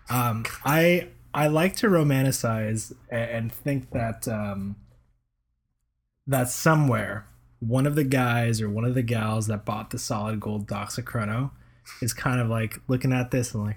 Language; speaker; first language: English; early bilingual, other home language; Spanish